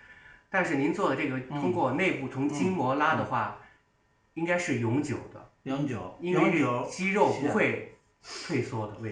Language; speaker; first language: Chinese; native; Chinese